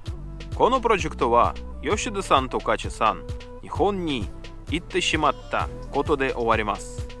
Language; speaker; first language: Japanese; non-native, learner; Russian